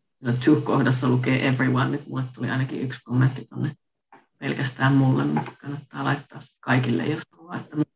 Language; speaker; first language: Finnish; native; Finnish